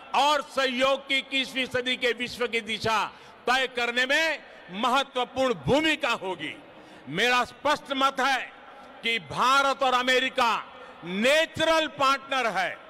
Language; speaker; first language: Hindi; non-native, local second language; Gujarati